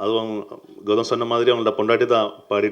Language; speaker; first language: Tamil; non-native, learner; Malayalam